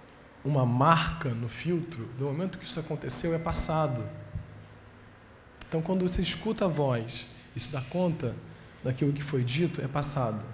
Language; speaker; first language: Portuguese; native; Portuguese